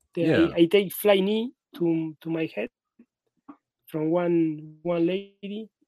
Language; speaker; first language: English; non-native, learner; Spanish